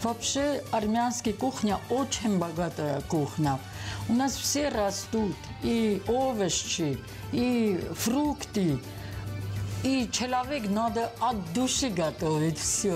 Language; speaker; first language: Russian; non-native, learner; Armenian